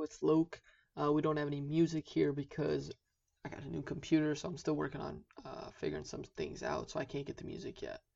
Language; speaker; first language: English; native; English